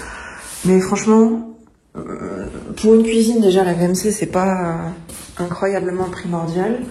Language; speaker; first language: French; native; French